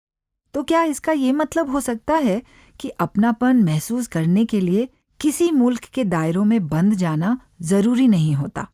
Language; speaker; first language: Hindi; native; Hindi